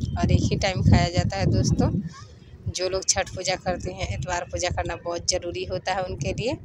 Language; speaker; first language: Hindi; native; Hindi